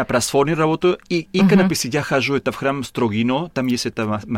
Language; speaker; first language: Russian; non-native, learner; Spanish